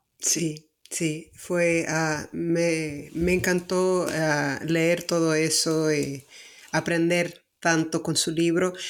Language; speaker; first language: Spanish; non-native, fluent; Portuguese